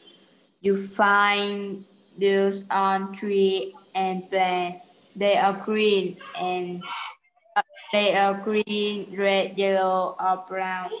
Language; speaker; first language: English; non-native, learner; Vietnamese